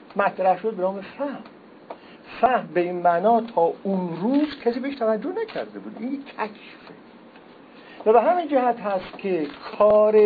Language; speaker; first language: Persian; non-native, local second language; Azerbaijani